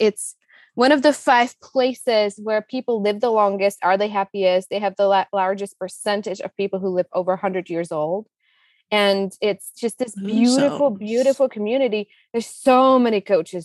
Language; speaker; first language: English; non-native, fluent; Czech